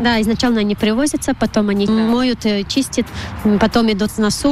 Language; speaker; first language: Russian; non-native, local second language; Latvian